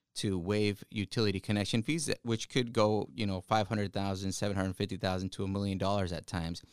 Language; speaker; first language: English; early bilingual, other home language; Spanish